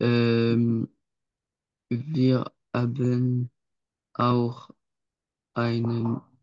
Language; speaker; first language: German; non-native, learner; French